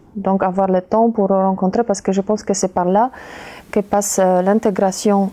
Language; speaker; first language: French; non-native, fluent; Polish